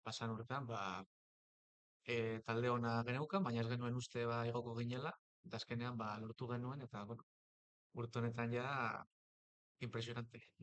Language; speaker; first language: Basque; non-native, local second language; Spanish